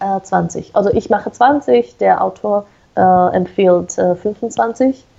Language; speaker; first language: German; non-native, fluent; Slovak